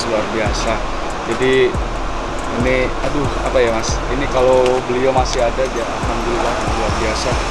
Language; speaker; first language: Indonesian; non-native, local second language; Javanese